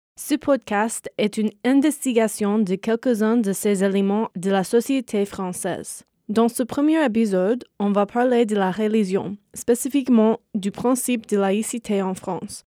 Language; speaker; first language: French; non-native, fluent; English